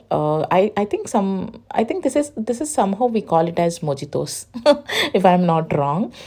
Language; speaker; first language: English; non-native, local second language; Telugu